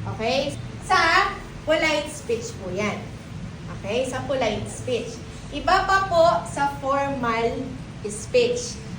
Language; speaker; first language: Filipino; native; Filipino